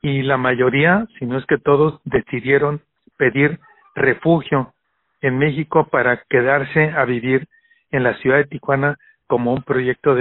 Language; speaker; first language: Spanish; native; Spanish